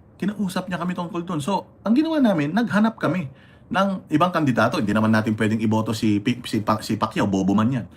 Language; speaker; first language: Filipino; non-native, local second language; Iloko